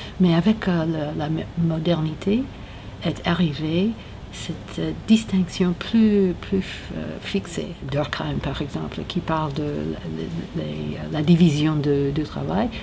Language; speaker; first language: French; non-native, learner; English